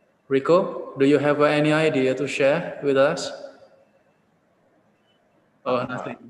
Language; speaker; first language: English; non-native, learner; Indonesian